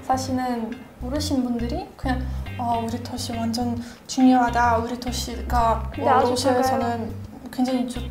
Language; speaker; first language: Korean; non-native, fluent; Russian